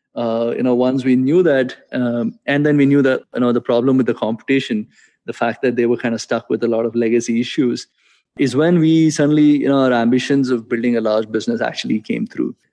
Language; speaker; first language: English; non-native, local second language; Hindi